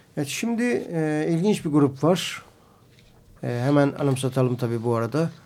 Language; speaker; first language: Turkish; native; Turkish